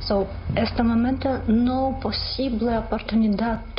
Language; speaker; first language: Spanish; non-native, learner; Ukrainian